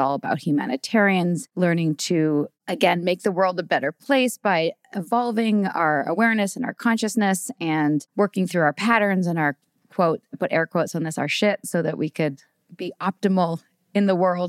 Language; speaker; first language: English; native; English